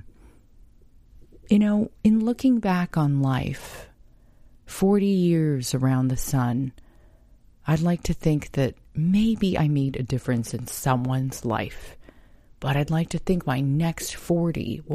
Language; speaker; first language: English; native; English